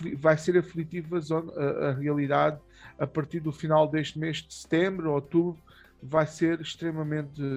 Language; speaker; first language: Portuguese; native; Portuguese